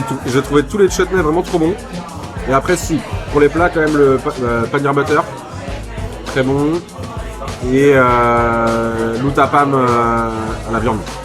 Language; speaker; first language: French; native; French